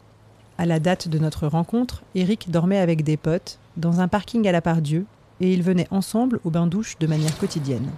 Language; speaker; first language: French; native; French